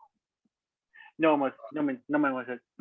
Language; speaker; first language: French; non-native, learner; Spanish